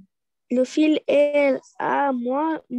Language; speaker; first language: French; non-native, learner; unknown